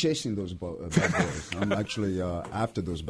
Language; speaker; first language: English; non-native, fluent; French